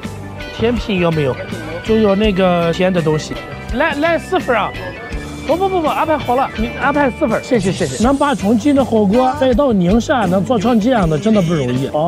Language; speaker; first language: Chinese; non-native, fluent; Arabic